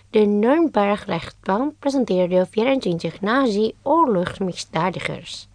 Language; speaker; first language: Dutch; non-native, fluent; Indonesian